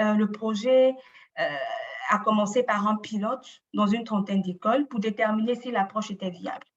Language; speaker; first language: French; native; French